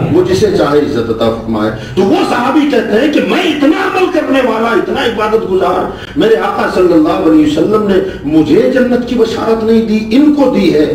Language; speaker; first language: Hindi; non-native, local second language; Urdu